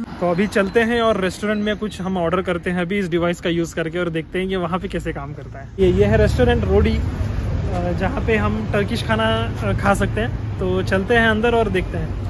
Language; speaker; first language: Hindi; native; Hindi